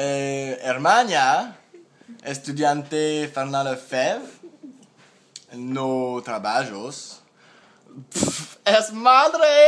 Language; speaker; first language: Spanish; non-native, learner; French